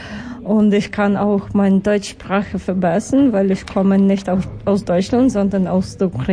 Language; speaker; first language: German; non-native, learner; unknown